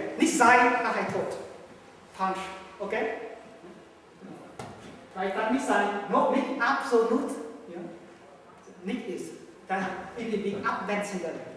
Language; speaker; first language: German; non-native, learner; Vietnamese